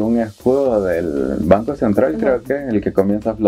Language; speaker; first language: Spanish; native; Spanish